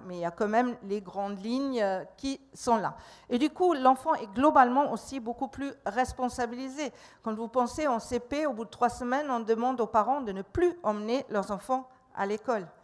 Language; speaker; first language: French; non-native, fluent; German